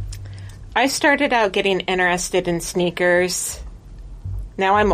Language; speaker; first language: English; native; English